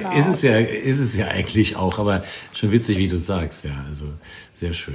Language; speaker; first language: German; native; German